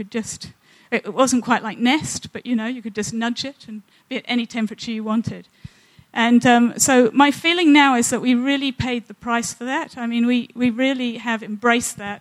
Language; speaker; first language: English; native; English